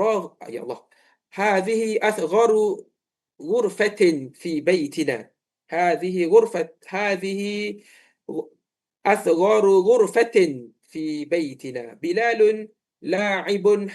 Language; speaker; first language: Arabic; non-native, fluent; Malay